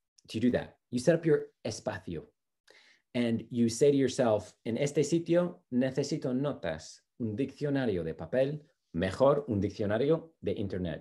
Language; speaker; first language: Spanish; non-native, fluent; English